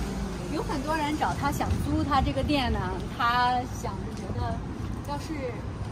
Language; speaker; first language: Chinese; native; Chinese